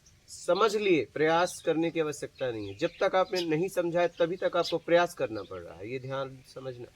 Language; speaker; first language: Hindi; native; Hindi